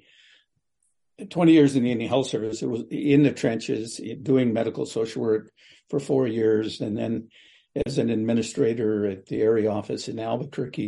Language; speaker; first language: English; native; English